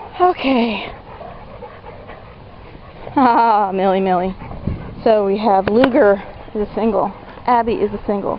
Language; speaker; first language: English; native; English